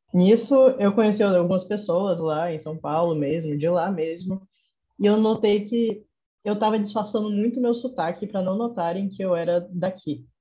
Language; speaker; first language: Portuguese; native; Portuguese